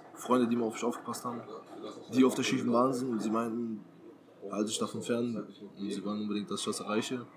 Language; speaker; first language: German; native; German